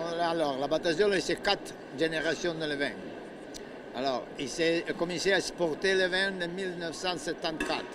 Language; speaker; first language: French; non-native, learner; Italian